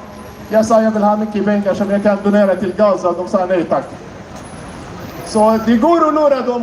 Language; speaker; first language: Swedish; non-native, fluent; Arabic